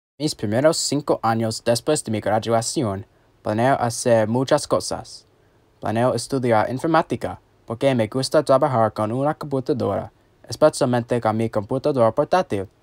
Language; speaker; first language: Spanish; non-native, learner; English